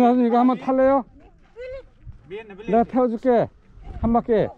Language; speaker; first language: Korean; native; Korean